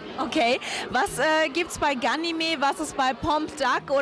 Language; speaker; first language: German; native; German